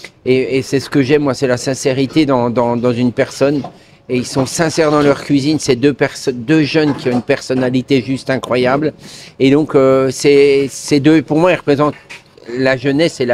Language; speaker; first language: French; native; French